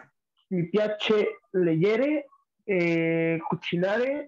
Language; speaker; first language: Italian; non-native, learner; Spanish